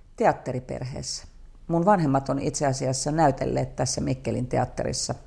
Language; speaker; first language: Finnish; native; Finnish